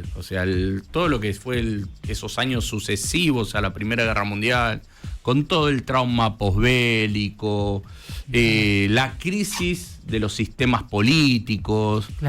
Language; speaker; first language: Spanish; native; Spanish